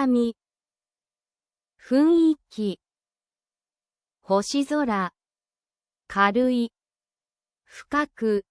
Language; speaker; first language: Japanese; native; Japanese